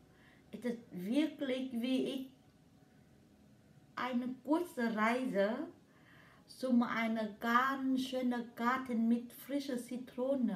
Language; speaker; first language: German; non-native, learner; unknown